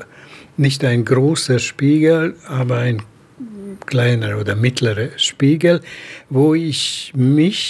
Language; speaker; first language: German; non-native, fluent; Hungarian